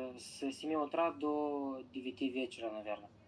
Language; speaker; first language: Russian; non-native, local second language; Romanian